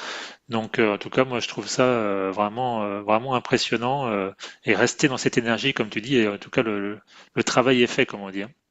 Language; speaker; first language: French; native; French